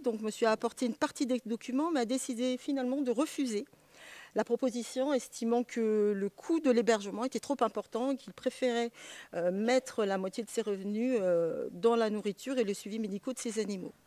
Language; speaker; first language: French; native; French